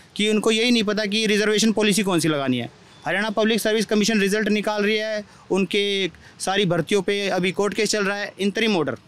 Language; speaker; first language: Hindi; native; Hindi